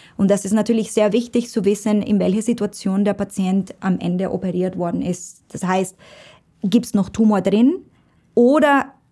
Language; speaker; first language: German; non-native, fluent; Spanish